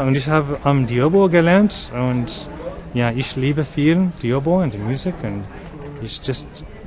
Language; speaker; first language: German; non-native, learner; English